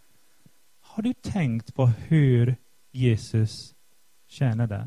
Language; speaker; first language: Swedish; non-native, fluent; English